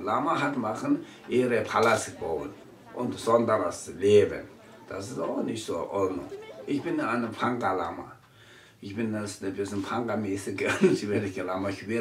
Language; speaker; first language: German; non-native, learner; Tibetan